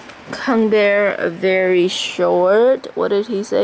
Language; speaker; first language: English; native; English